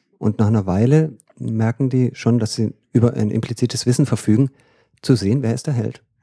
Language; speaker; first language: German; native; German